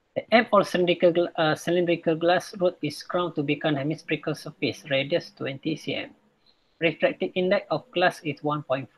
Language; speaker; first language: English; non-native, local second language; Malay